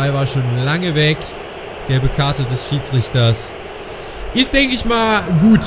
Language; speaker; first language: German; native; German